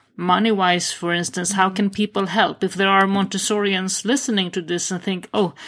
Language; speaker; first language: English; non-native, fluent; Swedish